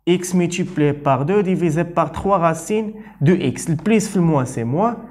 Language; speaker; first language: French; non-native, local second language; Arabic